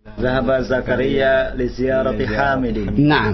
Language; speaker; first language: Arabic; non-native, learner; Indonesian